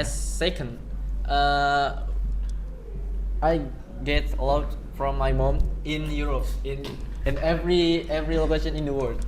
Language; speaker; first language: English; non-native, learner; Indonesian